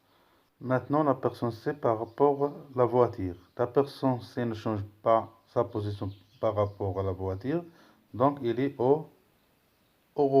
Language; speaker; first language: French; non-native, local second language; Arabic